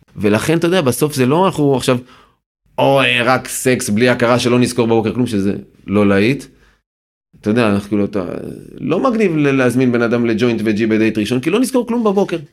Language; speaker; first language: Hebrew; native; Hebrew